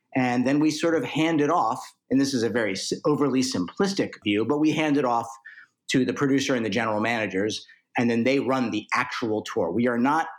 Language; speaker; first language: English; native; English